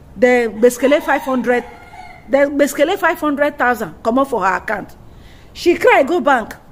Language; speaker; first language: Nigerian Pidgin; native; Nigerian Pidgin